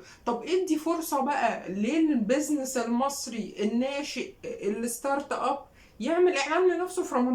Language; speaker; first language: Arabic; native; Arabic